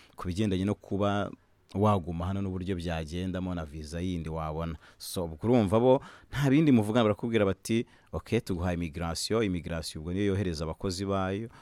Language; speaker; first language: Kinyarwanda; native; Kinyarwanda